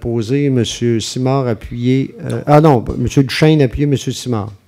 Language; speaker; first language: French; native; French